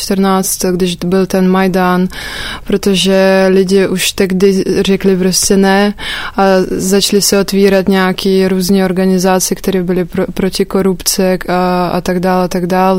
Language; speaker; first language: Czech; non-native, fluent; Russian